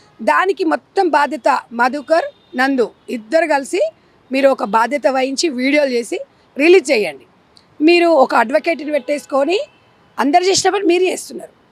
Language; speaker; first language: Telugu; native; Telugu